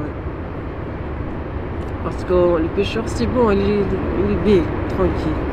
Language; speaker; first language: French; non-native, learner; Arabic